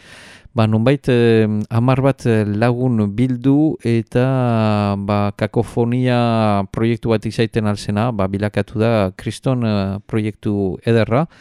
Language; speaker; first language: Basque; native; Basque